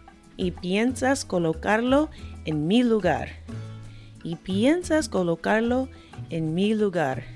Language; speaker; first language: Spanish; non-native, fluent; English